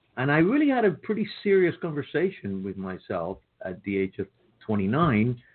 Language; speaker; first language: English; early bilingual, other home language; Spanish